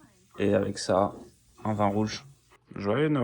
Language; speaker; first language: French; native; French